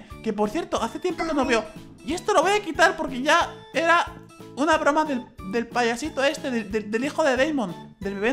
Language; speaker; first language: Spanish; native; Spanish